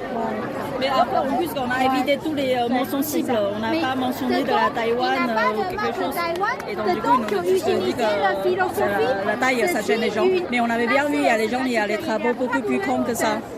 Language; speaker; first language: French; non-native, fluent; Chinese